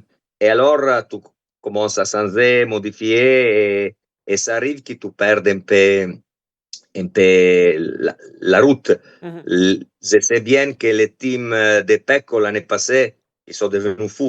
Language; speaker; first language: French; non-native, fluent; Italian